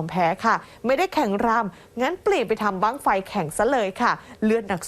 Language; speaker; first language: Thai; native; Thai